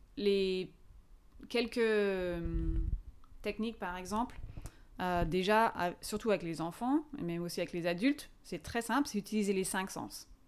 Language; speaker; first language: French; native; French